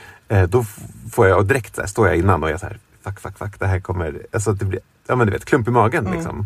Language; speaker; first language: Swedish; native; Swedish